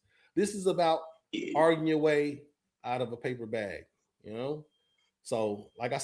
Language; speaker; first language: English; native; English